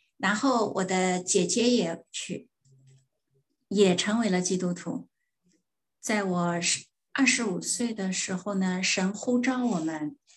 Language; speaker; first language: Chinese; non-native, fluent; German